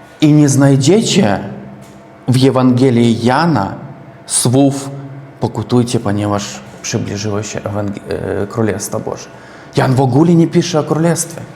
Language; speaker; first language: Polish; non-native, learner; Russian